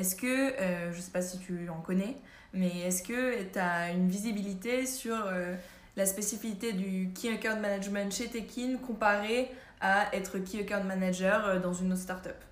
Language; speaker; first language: French; native; French